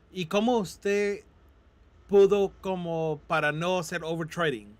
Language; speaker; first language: Spanish; non-native, fluent; English